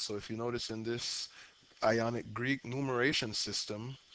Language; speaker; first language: English; native; English